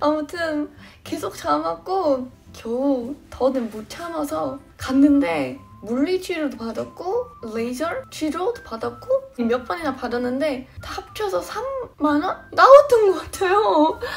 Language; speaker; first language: Korean; non-native, fluent; English